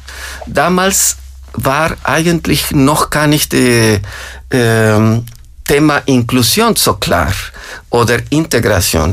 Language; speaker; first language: German; non-native, fluent; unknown